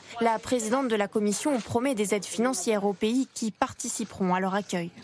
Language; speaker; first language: French; native; French